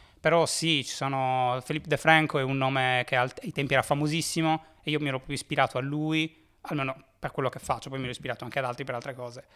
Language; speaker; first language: Italian; native; Italian